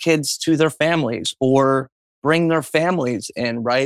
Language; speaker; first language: English; native; English